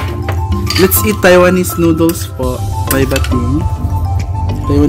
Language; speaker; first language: English; non-native, local second language; Filipino